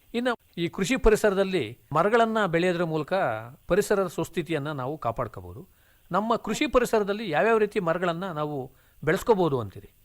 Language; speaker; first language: Kannada; native; Kannada